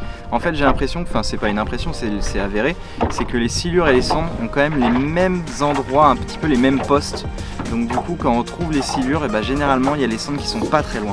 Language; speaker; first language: French; native; French